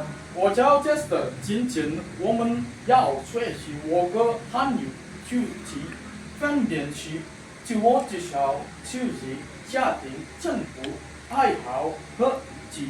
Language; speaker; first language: Chinese; non-native, learner; Indonesian